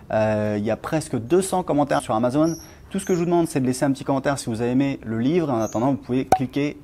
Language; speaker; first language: French; native; French